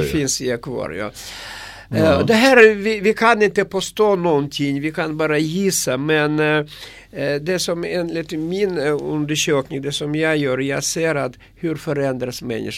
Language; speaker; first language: Swedish; non-native, fluent; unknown